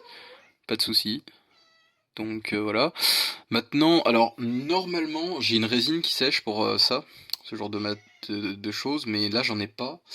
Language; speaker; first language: French; native; French